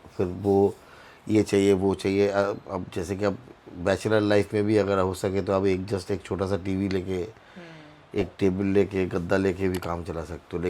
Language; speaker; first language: Hindi; non-native, local second language; Bangla